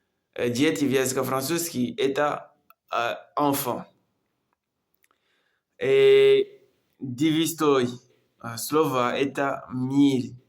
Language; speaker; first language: Russian; non-native, learner; Comorian